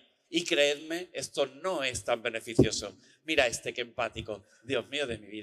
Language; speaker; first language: Spanish; native; Spanish